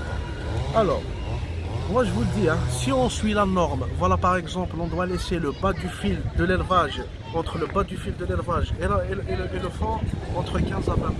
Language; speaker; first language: French; non-native, local second language; Kabyle